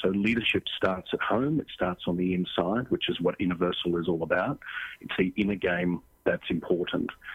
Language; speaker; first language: English; native; English